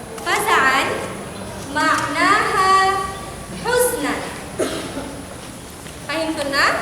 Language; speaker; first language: Arabic; non-native, fluent; Indonesian